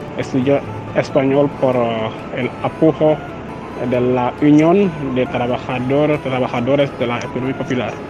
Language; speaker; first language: Spanish; non-native, learner; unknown